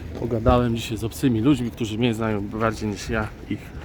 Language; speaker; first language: Polish; native; Polish